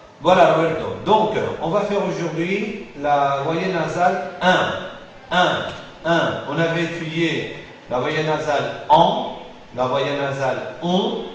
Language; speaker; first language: French; non-native, fluent; Spanish